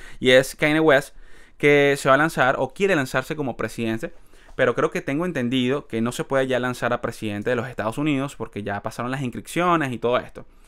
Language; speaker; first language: Spanish; native; Spanish